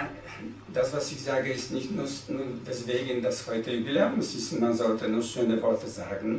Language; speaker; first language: German; non-native, fluent; Polish